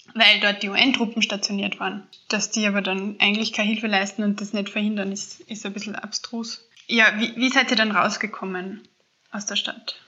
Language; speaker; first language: German; native; German